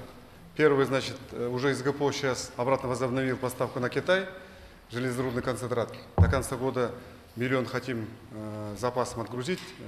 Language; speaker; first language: Russian; non-native, local second language; Kazakh